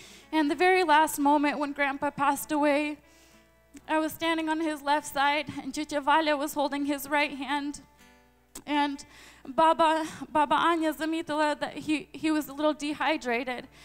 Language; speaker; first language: English; early bilingual, other home language; Ukrainian